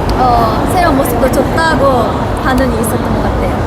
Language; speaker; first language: Korean; non-native, fluent; Japanese